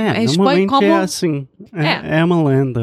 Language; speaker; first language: Portuguese; non-native, fluent; English